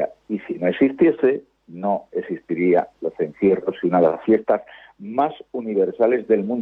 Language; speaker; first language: Spanish; native; Spanish